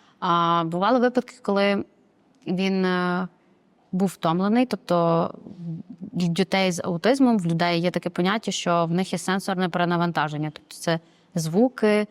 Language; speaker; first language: Ukrainian; native; Ukrainian